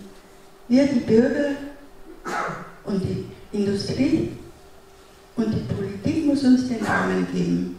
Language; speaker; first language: German; non-native, fluent; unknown